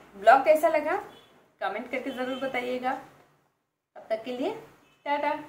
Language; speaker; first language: Hindi; non-native, local second language; Bangla